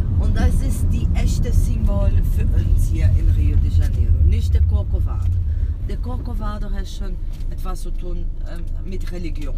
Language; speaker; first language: German; non-native, fluent; Portuguese